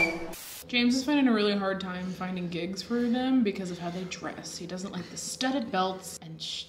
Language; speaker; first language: English; native; English